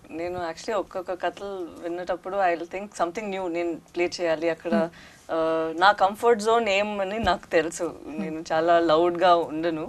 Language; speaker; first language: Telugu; non-native, learner; Tamil